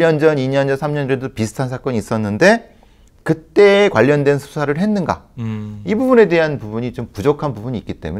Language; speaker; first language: Korean; native; Korean